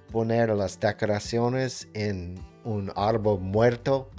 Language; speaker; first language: Spanish; non-native, learner; English